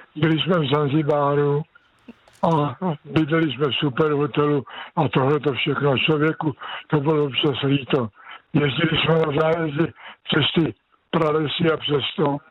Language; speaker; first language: Czech; native; Czech